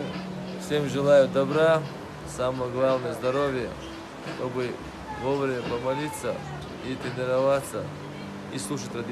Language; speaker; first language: Russian; non-native, fluent; Chechen